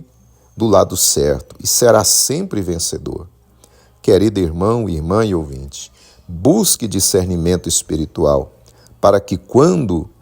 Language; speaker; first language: Portuguese; native; Portuguese